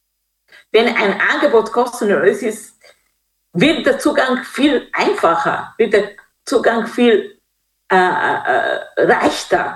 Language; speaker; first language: German; non-native, fluent; Kinyarwanda